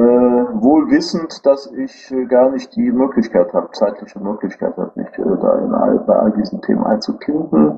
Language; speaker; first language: German; native; German